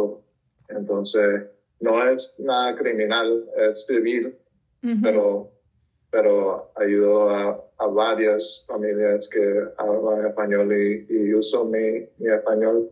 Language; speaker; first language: Spanish; early bilingual, heritage; Spanish